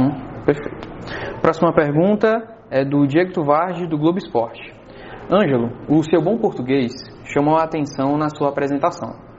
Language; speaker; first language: Portuguese; native; Portuguese